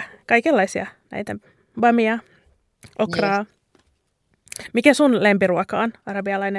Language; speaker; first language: Finnish; native; Finnish